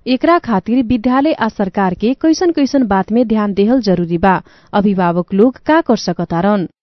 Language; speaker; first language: Bhojpuri; native; Bhojpuri